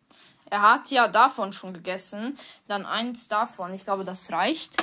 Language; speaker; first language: German; early bilingual, other home language; Hungarian